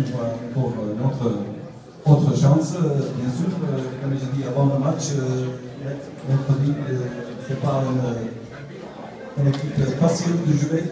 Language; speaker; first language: French; non-native, learner; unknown